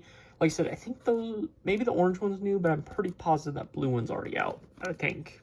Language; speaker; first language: English; native; English